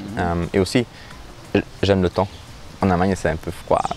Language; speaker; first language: French; non-native, learner; German